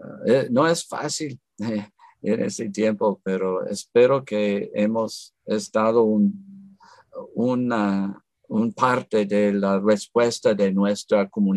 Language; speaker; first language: Spanish; non-native, fluent; English